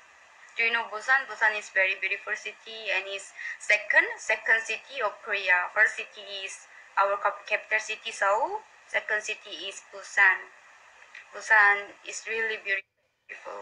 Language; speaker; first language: English; non-native, learner; Korean